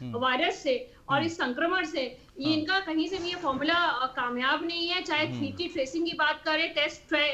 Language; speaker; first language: Hindi; native; Hindi